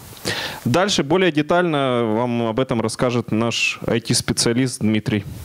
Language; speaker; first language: Russian; non-native, local second language; Ukrainian